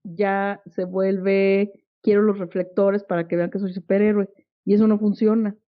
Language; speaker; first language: Spanish; native; Spanish